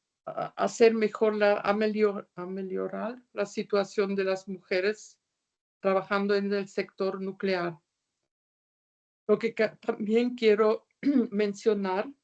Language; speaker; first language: Spanish; non-native, fluent; German